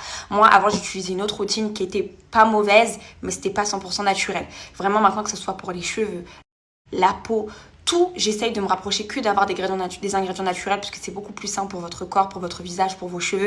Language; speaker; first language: French; native; French